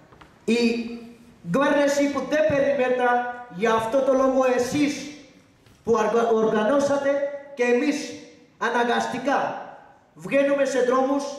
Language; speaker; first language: Greek; non-native, learner; Urdu